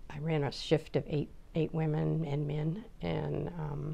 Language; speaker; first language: English; native; English